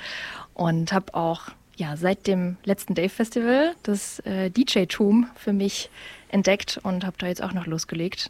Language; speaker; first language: German; native; German